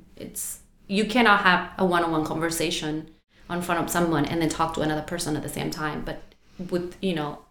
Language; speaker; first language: English; non-native, fluent; Spanish